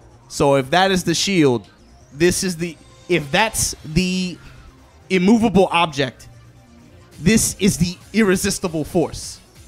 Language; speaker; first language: English; native; English